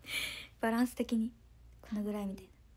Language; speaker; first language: Japanese; native; Japanese